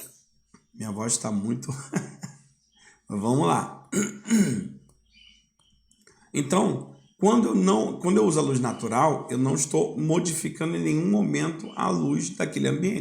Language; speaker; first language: Portuguese; native; Portuguese